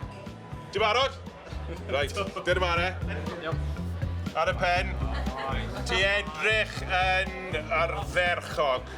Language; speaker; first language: Welsh; non-native, local second language; English